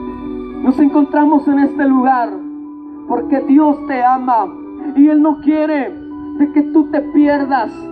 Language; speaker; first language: Spanish; native; Spanish